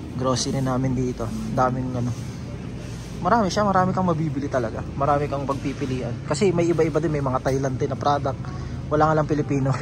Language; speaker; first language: Filipino; native; Filipino